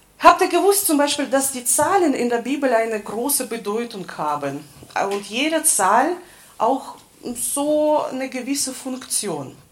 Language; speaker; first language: German; non-native, fluent; Russian